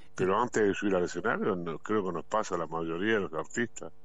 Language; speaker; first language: Spanish; native; Spanish